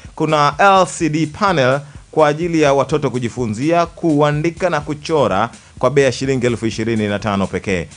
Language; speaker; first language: Swahili; native; Swahili